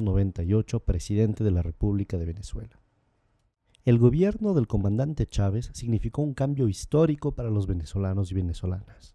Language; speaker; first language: Spanish; native; Spanish